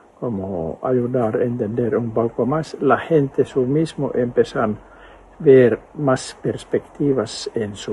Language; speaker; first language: Spanish; non-native, fluent; Finnish